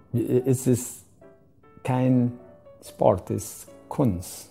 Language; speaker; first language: German; non-native, fluent; Spanish